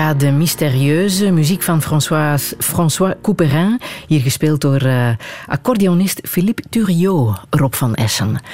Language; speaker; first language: Dutch; native; Dutch